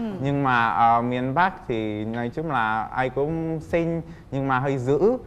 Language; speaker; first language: Vietnamese; non-native, fluent; Czech